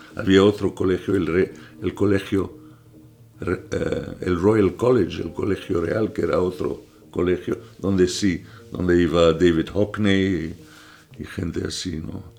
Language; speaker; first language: Spanish; non-native, fluent; French